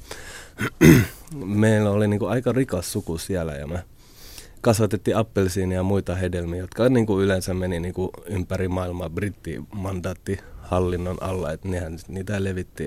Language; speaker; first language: Finnish; early bilingual, other home language; Arabic